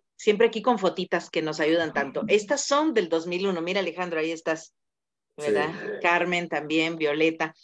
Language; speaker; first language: Spanish; native; Spanish